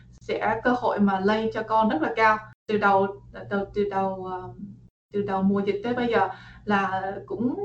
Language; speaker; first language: Vietnamese; early bilingual, heritage; Vietnamese